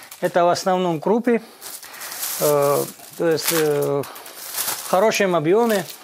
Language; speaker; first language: Russian; non-native, local second language; Georgian